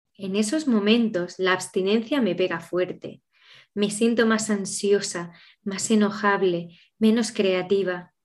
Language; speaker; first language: Spanish; native; Spanish